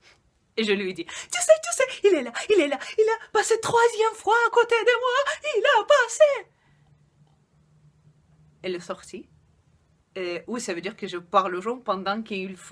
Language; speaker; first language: French; non-native, fluent; Russian